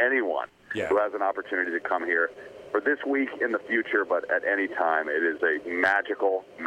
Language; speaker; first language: English; native; English